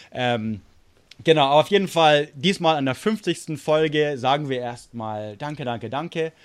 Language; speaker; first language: German; non-native, fluent; English